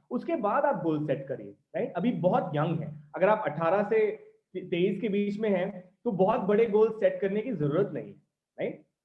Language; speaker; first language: Hindi; non-native, local second language; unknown